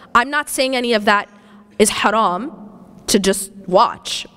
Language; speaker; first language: English; native; English